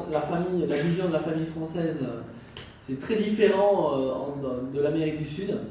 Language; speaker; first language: French; non-native, fluent; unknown